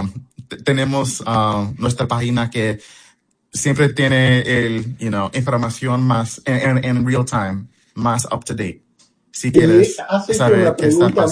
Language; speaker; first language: Spanish; early bilingual, heritage; English